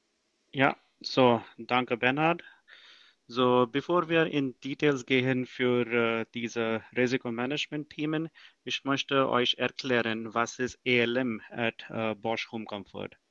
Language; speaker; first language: German; non-native, fluent; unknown